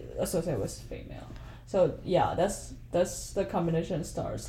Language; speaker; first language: English; non-native, fluent; Chinese